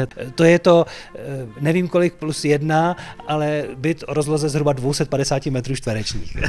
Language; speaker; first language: Czech; native; Czech